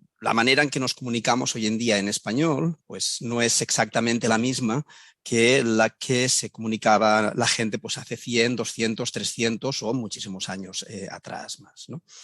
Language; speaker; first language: Spanish; native; Spanish